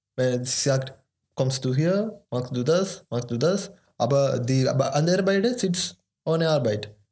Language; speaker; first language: German; non-native, learner; Malayalam